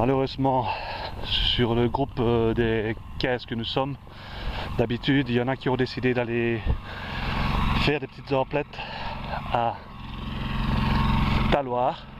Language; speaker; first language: French; native; French